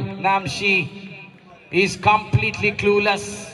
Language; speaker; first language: English; non-native, local second language; Malayalam